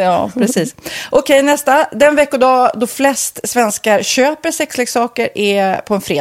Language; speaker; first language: Swedish; native; Swedish